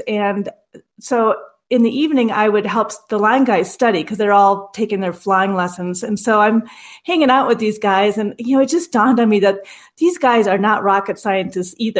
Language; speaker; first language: English; native; English